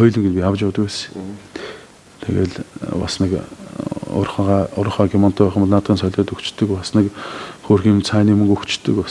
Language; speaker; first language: Mongolian; native; Mongolian